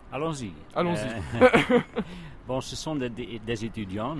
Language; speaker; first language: French; non-native, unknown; Dutch